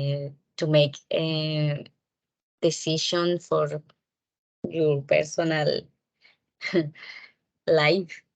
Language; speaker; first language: English; non-native, learner; Spanish